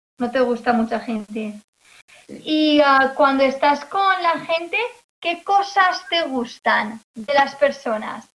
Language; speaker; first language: Spanish; native; Spanish